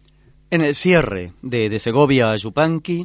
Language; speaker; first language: Spanish; native; Spanish